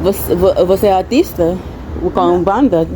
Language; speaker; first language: Portuguese; non-native, learner; English